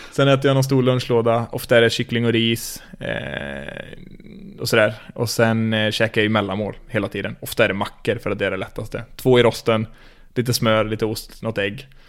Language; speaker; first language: Swedish; native; Swedish